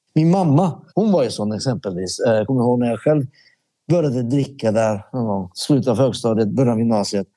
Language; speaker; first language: Swedish; early bilingual, other home language; Persian